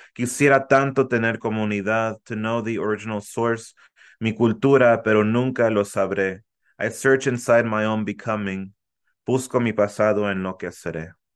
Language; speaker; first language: Spanish; early bilingual, heritage; Spanish